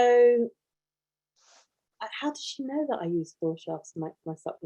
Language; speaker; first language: English; native; English